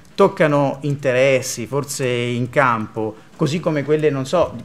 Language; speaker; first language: Italian; native; Italian